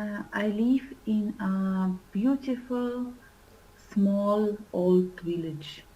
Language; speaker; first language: English; non-native, learner; Russian